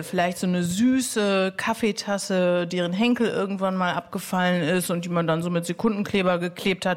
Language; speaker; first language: German; native; German